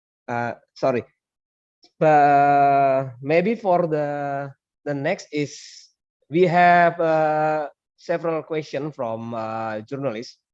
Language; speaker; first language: English; non-native, learner; Indonesian